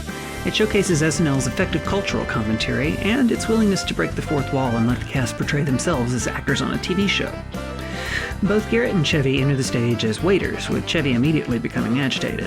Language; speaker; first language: English; native; English